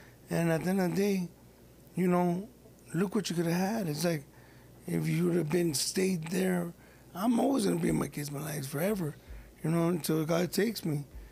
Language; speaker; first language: English; early bilingual, other home language; Spanish